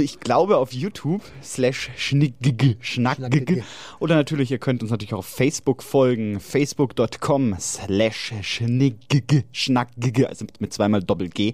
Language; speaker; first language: German; native; German